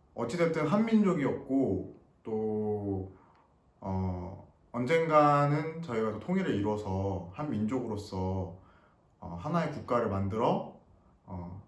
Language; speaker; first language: Korean; native; Korean